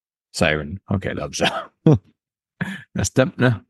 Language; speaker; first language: Polish; non-native, learner; English